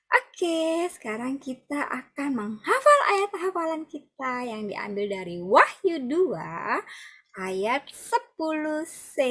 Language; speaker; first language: Indonesian; native; Indonesian